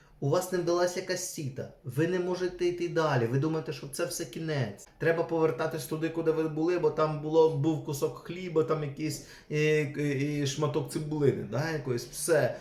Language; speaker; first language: Ukrainian; non-native, local second language; Russian